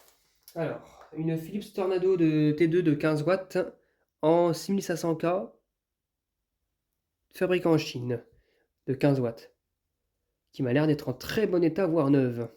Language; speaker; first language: French; native; French